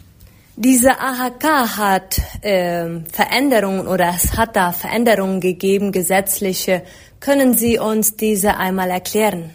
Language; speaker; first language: German; non-native, fluent; Spanish